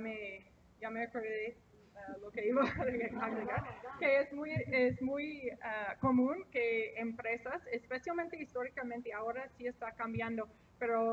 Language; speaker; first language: Spanish; non-native, fluent; English